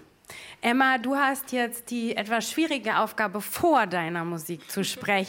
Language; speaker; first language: German; native; German